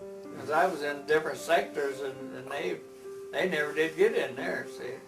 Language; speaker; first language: English; native; English